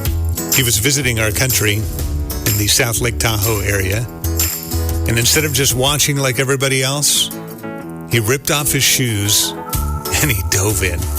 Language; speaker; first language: English; native; English